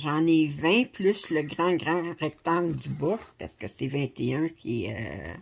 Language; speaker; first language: French; native; French